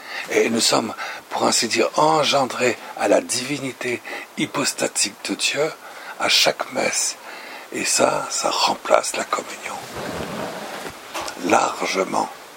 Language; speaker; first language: French; native; French